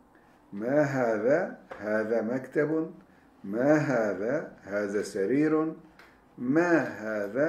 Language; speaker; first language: Arabic; non-native, fluent; Turkish